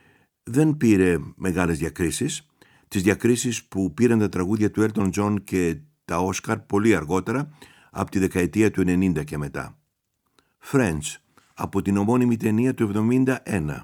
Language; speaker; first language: Greek; native; Greek